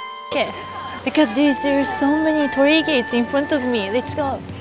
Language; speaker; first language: English; non-native, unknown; Japanese